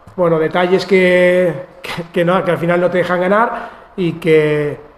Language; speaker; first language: Spanish; non-native, local second language; Catalan